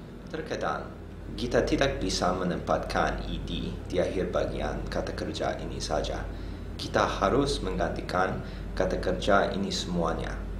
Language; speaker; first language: Indonesian; non-native, learner; English